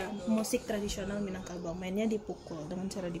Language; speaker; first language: Indonesian; native; Indonesian